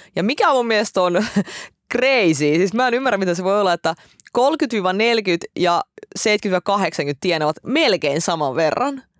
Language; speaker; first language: Finnish; early bilingual, other home language; Russian